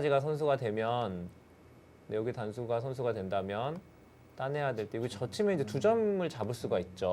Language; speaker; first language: Korean; native; Korean